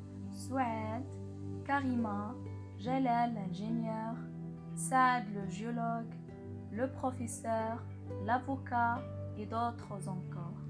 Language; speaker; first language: French; non-native, local second language; Arabic